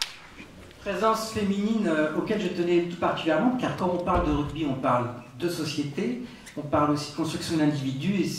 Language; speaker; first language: French; native; French